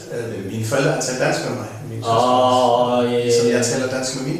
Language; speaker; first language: Danish; native; Danish